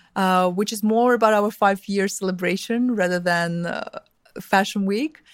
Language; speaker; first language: English; early bilingual, other home language; Russian